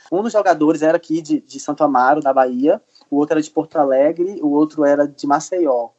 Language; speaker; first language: Portuguese; native; Portuguese